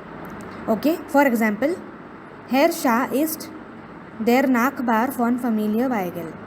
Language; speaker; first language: German; non-native, fluent; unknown